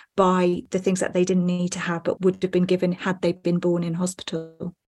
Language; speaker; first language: English; native; English